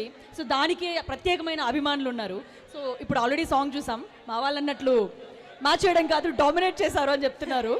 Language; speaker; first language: Telugu; native; Telugu